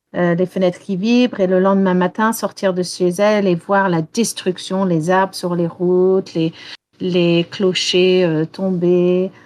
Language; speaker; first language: French; early bilingual, heritage; French